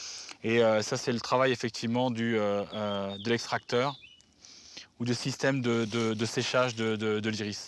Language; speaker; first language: French; native; French